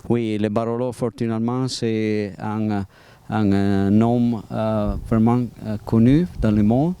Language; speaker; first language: French; non-native, learner; Italian